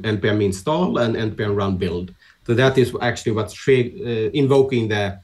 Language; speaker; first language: English; non-native, fluent; Swedish